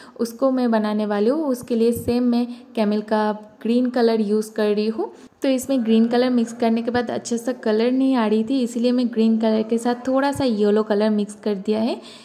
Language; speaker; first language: Hindi; non-native, local second language; Bangla